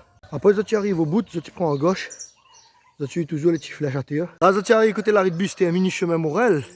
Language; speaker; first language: French; non-native, local second language; Réunion Creole French